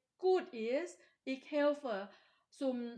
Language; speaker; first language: German; non-native, learner; Thai